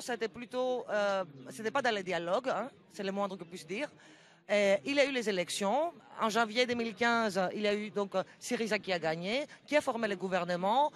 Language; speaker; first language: French; non-native, fluent; Greek